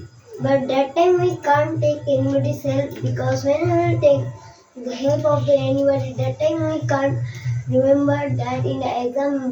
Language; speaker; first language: English; non-native, learner; Bangla